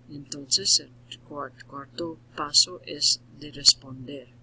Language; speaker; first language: Spanish; non-native, learner; English